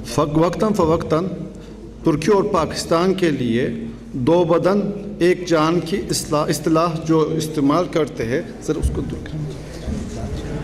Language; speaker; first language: Urdu; non-native, fluent; Turkish